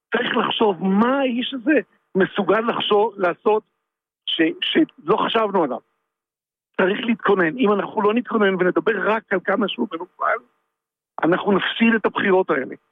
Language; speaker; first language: Hebrew; native; Hebrew